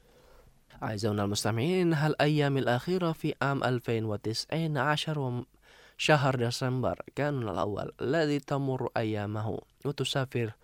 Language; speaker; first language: Arabic; non-native, fluent; Indonesian